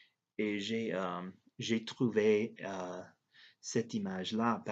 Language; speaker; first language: French; non-native, learner; English